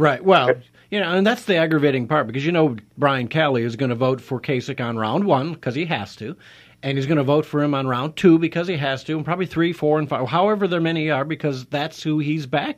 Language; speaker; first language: English; native; English